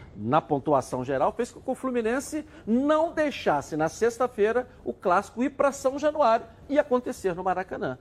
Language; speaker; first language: Portuguese; native; Portuguese